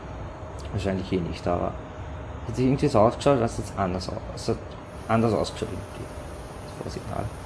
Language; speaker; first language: German; native; German